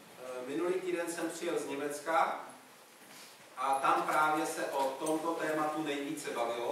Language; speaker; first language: Russian; non-native, learner; Czech